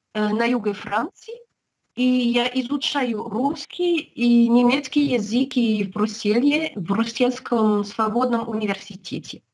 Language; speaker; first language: Russian; non-native, learner; French